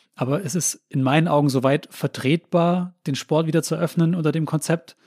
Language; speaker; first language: German; native; German